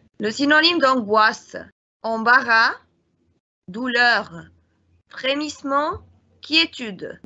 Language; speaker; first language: French; non-native, fluent; Arabic